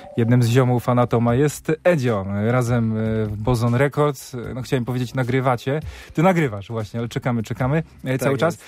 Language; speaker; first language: Polish; native; Polish